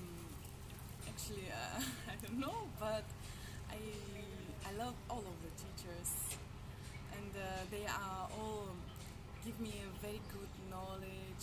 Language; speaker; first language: English; non-native, learner; Russian